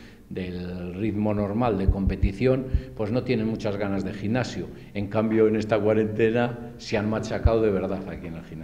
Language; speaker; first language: Spanish; native; Spanish